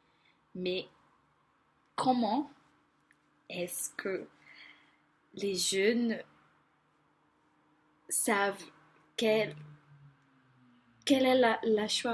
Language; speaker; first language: French; non-native, fluent; Portuguese